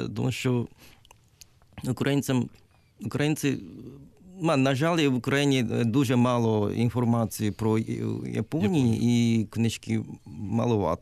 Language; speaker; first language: Ukrainian; non-native, learner; Japanese